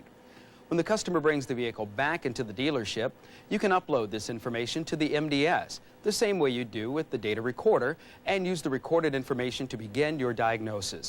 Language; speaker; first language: English; native; English